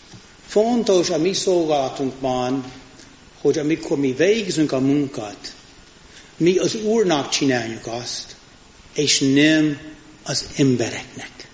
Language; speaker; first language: Hungarian; non-native, fluent; English